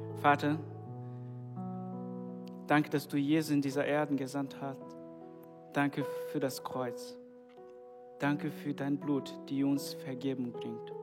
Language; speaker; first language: German; non-native, fluent; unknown